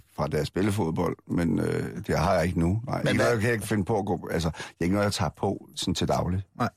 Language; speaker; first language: Danish; native; Danish